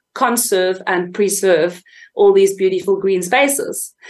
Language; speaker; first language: English; native; English